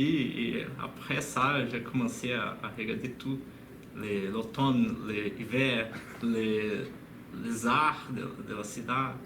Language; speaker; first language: French; non-native, learner; Spanish